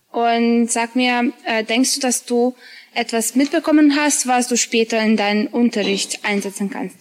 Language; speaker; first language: German; non-native, fluent; Serbian